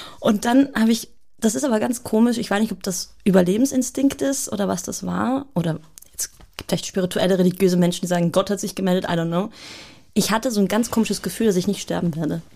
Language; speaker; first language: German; early bilingual, other home language; Bulgarian